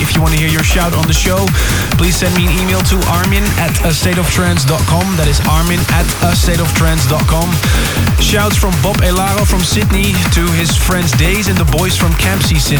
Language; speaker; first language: English; non-native, fluent; Dutch